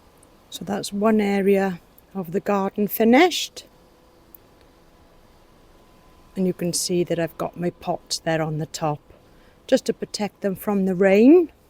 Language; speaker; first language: English; native; English